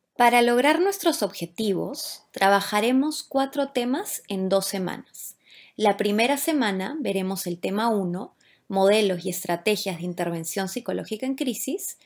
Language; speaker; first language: Spanish; native; Spanish